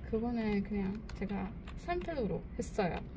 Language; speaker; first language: Korean; non-native, learner; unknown